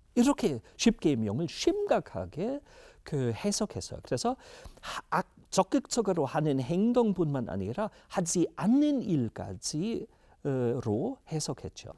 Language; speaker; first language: Korean; non-native, fluent; German